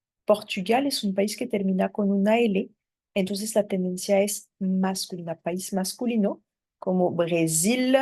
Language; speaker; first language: Spanish; non-native, fluent; French